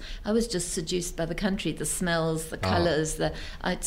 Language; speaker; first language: English; native; English